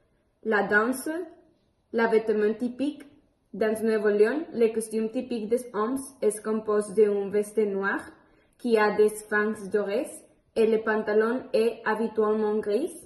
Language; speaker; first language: French; non-native, learner; Spanish